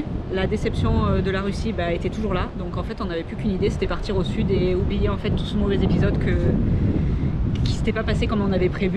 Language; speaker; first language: French; native; French